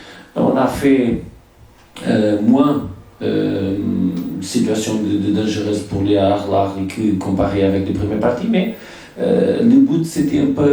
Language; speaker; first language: French; non-native, fluent; Portuguese